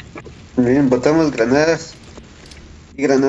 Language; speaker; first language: Spanish; native; Spanish